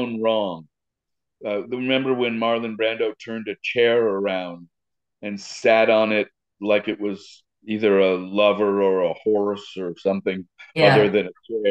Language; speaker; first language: English; native; English